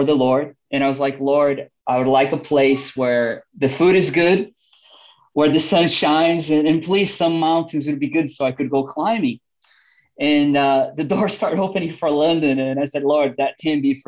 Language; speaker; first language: English; non-native, fluent; Portuguese